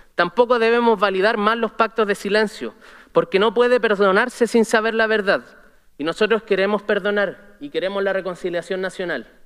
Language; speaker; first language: Spanish; native; Spanish